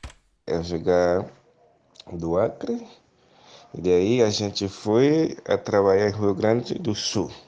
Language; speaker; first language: Portuguese; non-native, learner; Haitian Creole